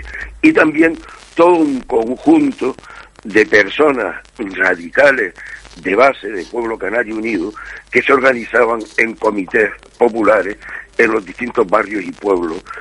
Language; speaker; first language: Spanish; native; Spanish